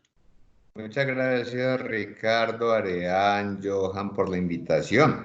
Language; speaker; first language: Spanish; native; Spanish